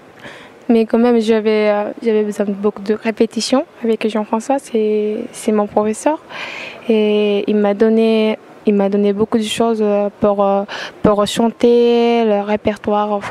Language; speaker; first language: French; non-native, fluent; Japanese